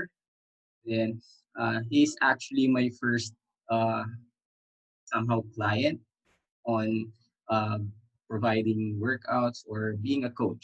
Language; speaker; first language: English; non-native, local second language; Filipino